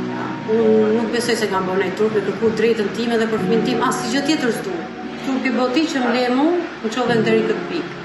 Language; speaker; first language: Albanian; native; Albanian